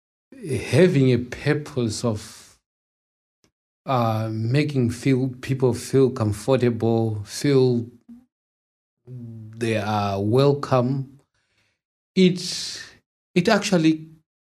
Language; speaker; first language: English; non-native, local second language; Shona